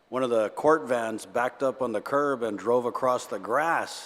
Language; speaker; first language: English; early bilingual, other home language; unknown